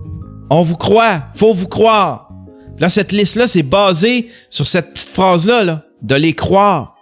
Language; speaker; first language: French; native; French